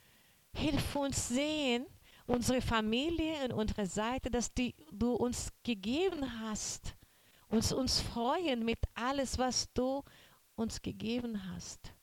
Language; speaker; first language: German; non-native, learner; Portuguese